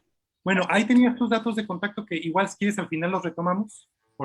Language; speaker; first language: Spanish; native; Spanish